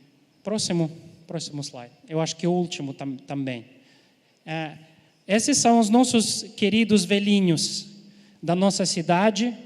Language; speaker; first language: Portuguese; non-native, fluent; Ukrainian